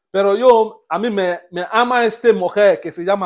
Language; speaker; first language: Spanish; non-native, learner; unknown